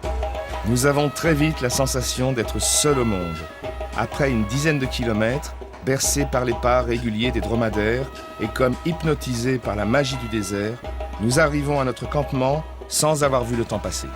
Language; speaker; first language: French; native; French